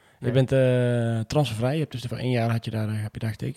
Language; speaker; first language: Dutch; native; Dutch